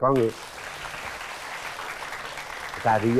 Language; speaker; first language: Vietnamese; native; Vietnamese